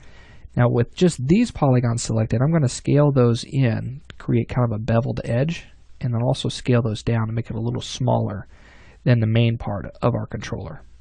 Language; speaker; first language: English; native; English